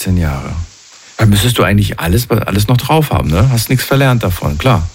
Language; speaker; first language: German; native; German